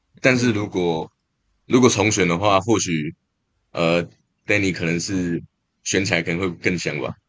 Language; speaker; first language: Chinese; native; Chinese